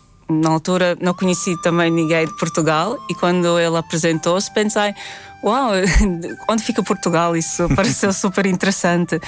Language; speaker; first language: Portuguese; non-native, fluent; Latvian